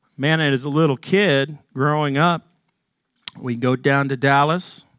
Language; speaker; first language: English; native; English